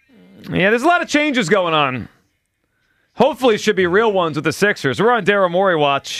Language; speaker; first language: English; native; English